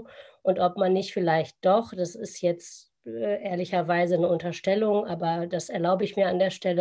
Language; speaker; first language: German; native; German